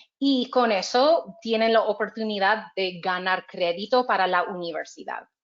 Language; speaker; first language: Spanish; non-native, fluent; English